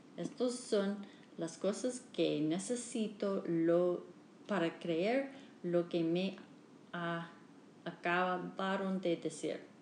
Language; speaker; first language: Spanish; non-native, learner; English